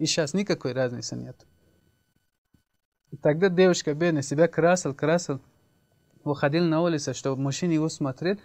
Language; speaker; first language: Russian; non-native, learner; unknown